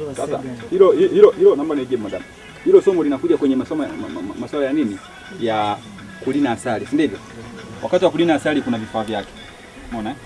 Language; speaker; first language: Swahili; native; Swahili